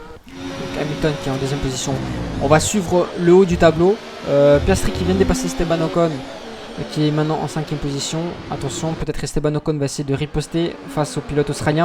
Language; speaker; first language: French; native; French